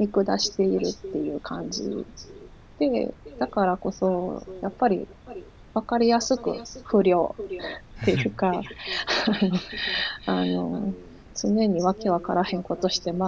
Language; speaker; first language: Japanese; native; Japanese